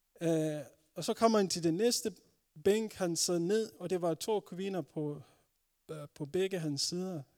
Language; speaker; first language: Danish; non-native, fluent; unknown